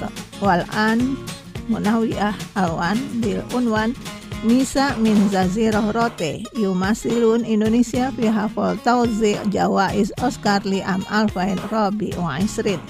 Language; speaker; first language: Arabic; non-native, fluent; Indonesian